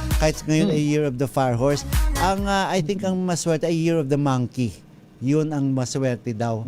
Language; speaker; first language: Filipino; native; Filipino